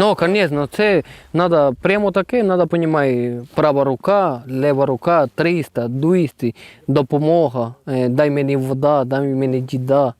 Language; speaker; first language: Ukrainian; non-native, learner; Spanish